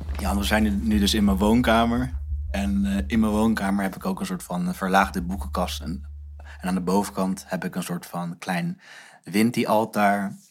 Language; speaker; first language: Dutch; native; Dutch